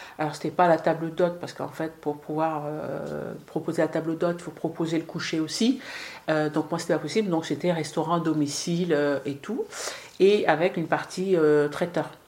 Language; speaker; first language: French; early bilingual, other home language; Arabic